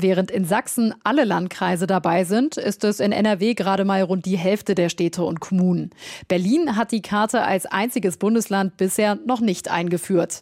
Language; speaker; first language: German; native; German